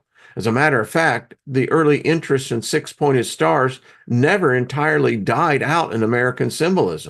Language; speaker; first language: English; native; English